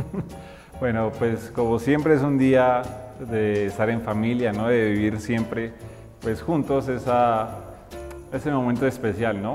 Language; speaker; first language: Spanish; native; Spanish